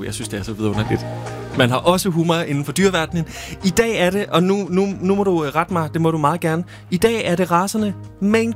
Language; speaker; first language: Danish; native; Danish